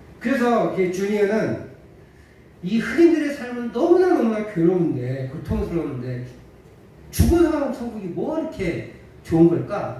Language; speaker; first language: Korean; native; Korean